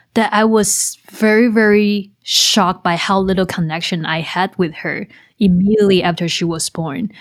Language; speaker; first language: English; non-native, fluent; Chinese